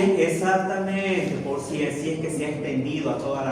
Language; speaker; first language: Spanish; native; Spanish